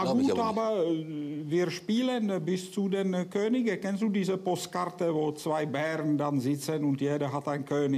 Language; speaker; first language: German; non-native, fluent; Czech